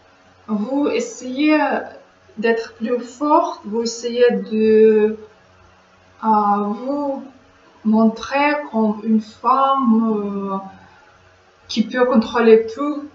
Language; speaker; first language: French; non-native, learner; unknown